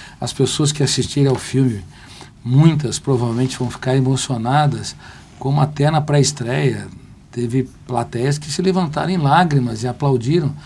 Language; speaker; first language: Portuguese; native; Portuguese